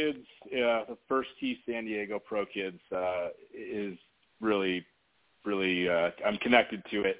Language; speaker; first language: English; native; English